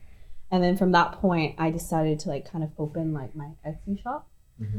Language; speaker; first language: English; non-native, local second language; Cantonese